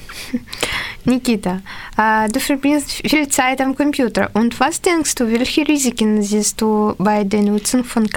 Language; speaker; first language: German; non-native, learner; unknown